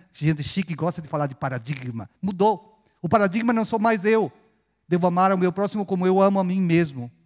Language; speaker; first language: Portuguese; non-native, fluent; Spanish